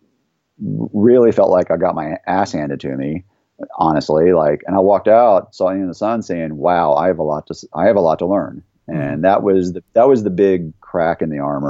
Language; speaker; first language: English; native; English